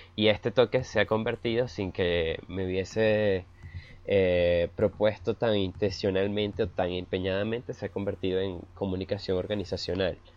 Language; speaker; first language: Spanish; native; Spanish